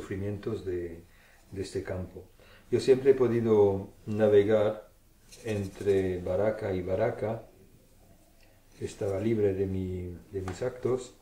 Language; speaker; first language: Spanish; early bilingual, heritage; German